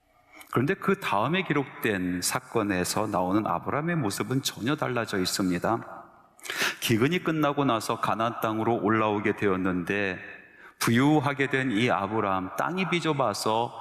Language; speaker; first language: Korean; native; Korean